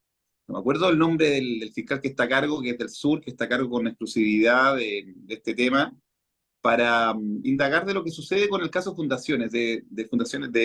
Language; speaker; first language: Spanish; native; Spanish